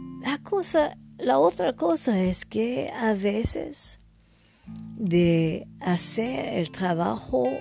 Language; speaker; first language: Spanish; non-native, learner; English